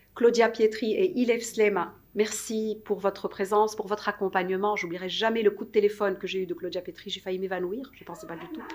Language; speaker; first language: French; non-native, local second language; Arabic